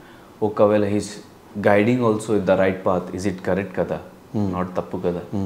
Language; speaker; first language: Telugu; non-native, learner; Hindi